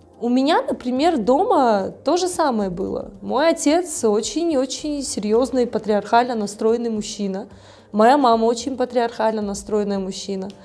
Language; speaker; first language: Russian; non-native, local second language; Tajik